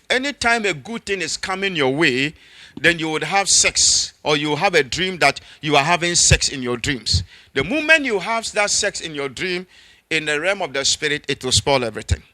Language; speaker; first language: English; non-native, local second language; Akan